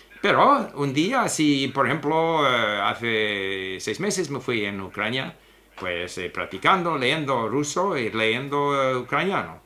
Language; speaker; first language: Spanish; non-native, fluent; English